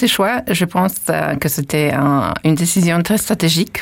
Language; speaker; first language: French; non-native, fluent; Polish